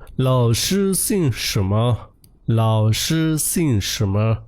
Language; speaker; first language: Chinese; non-native, fluent; Shan